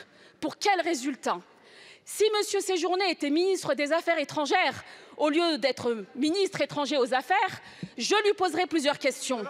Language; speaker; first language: French; native; French